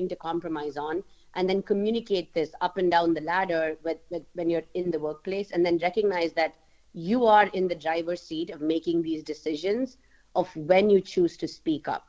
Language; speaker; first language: English; non-native, local second language; Hindi